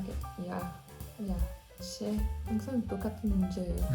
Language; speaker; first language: Korean; non-native, learner; English